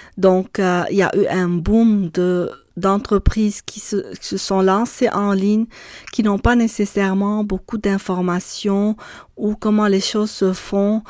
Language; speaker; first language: French; non-native, local second language; Arabic